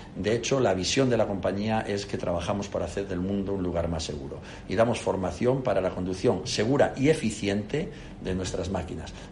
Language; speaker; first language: Spanish; native; Spanish